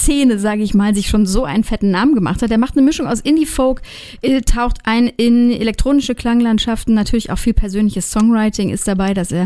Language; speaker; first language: German; native; German